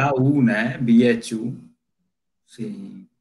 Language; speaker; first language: Portuguese; non-native, local second language; Hindi